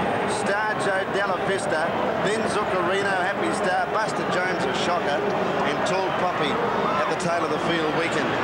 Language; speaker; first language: English; native; English